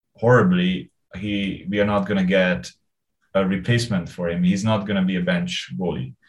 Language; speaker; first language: English; non-native, fluent; Hungarian